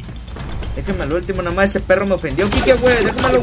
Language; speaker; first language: Spanish; native; Spanish